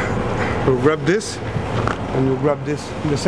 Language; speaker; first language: English; non-native, learner; French